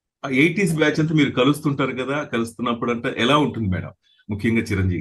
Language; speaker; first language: Telugu; native; Telugu